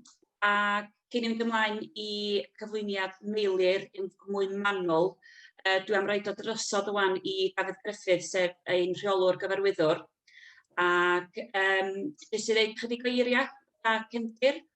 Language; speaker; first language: Welsh; native; Welsh